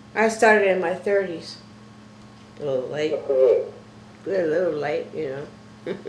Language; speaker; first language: English; native; English